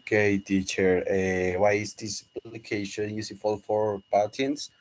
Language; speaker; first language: English; non-native, learner; Spanish